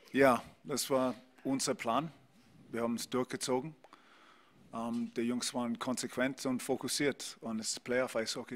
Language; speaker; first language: German; non-native, fluent; English